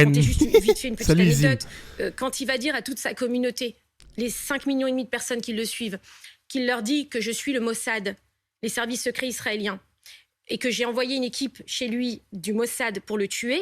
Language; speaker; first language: French; native; French